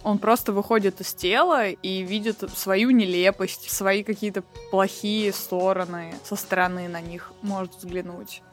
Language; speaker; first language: Russian; native; Russian